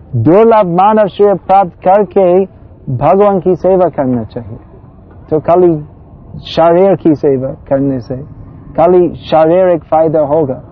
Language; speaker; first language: Hindi; non-native, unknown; English